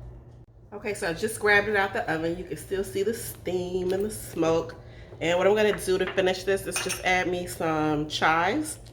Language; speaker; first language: English; native; English